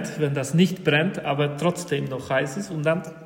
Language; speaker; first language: German; non-native, fluent; Polish